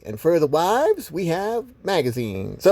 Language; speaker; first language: English; native; English